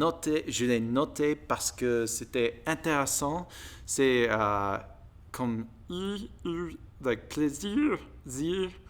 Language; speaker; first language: French; non-native, learner; English